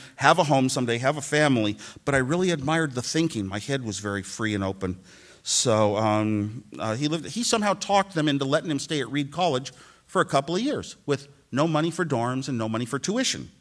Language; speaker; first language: English; native; English